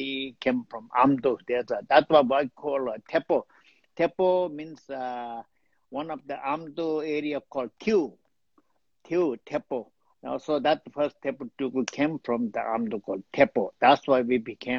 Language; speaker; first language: English; non-native, local second language; Tibetan